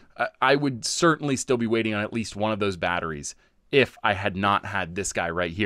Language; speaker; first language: English; native; English